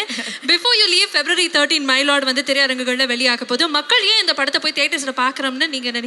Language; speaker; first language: Tamil; native; Tamil